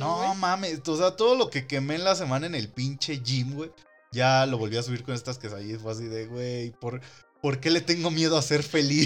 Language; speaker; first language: Spanish; native; Spanish